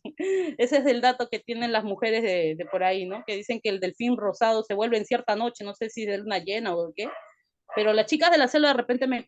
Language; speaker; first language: Spanish; native; Spanish